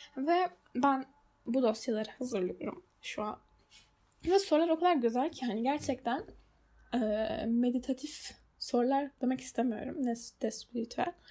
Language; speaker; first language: Turkish; early bilingual, heritage; Turkish